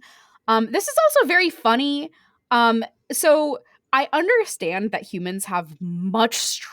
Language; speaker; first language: English; native; English